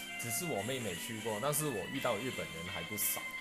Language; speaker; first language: Chinese; non-native, local second language; Cantonese